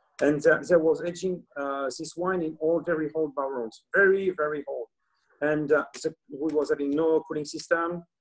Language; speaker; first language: English; non-native, learner; French